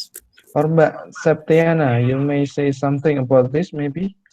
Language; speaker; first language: English; non-native, fluent; Indonesian